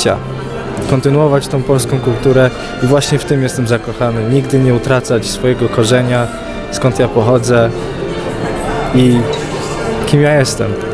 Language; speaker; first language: Polish; early bilingual, heritage; English